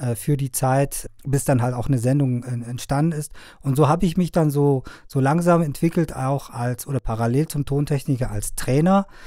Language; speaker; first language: German; non-native, fluent; Persian